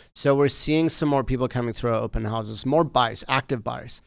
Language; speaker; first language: English; native; English